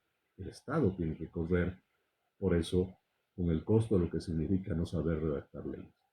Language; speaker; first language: Spanish; native; Spanish